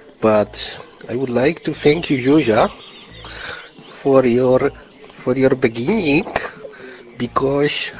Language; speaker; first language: English; non-native, learner; Polish